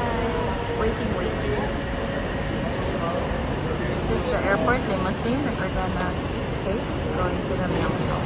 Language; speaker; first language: English; non-native, local second language; Filipino